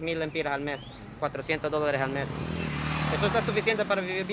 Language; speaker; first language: Spanish; non-native, fluent; English